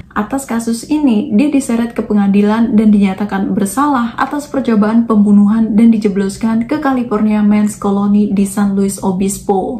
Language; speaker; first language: Indonesian; native; Indonesian